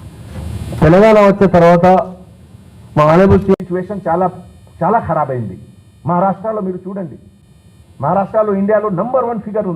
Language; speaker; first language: Telugu; non-native, fluent; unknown